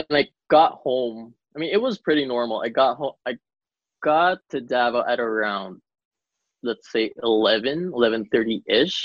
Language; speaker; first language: English; non-native, local second language; Cebuano